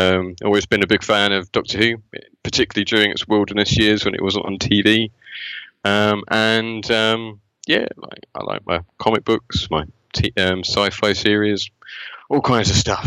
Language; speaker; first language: English; native; English